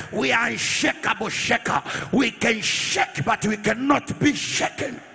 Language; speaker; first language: English; non-native, local second language; Swahili